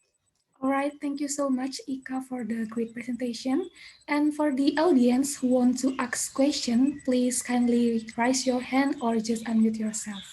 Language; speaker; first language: English; non-native, learner; Indonesian